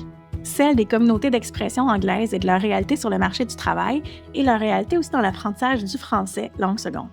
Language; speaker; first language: French; native; French